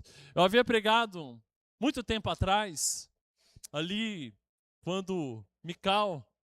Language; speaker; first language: Portuguese; native; Portuguese